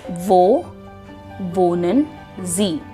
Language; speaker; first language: German; non-native, fluent; Hindi